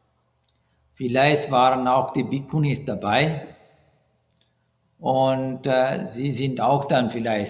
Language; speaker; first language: German; non-native, learner; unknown